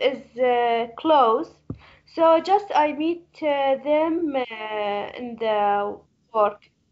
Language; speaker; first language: English; non-native, learner; Arabic